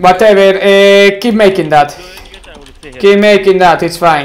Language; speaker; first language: English; non-native, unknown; Spanish